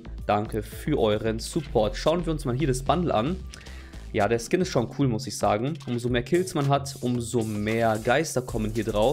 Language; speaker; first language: German; native; German